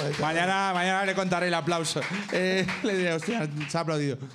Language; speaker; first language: Spanish; native; Spanish